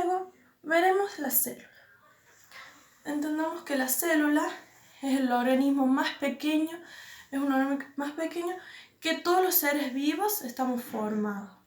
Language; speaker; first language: Spanish; native; Spanish